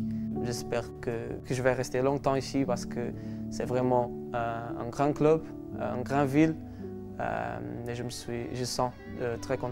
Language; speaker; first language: French; non-native, learner; Portuguese